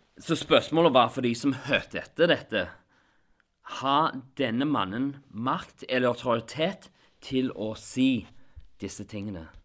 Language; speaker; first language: Norwegian; non-native, fluent; English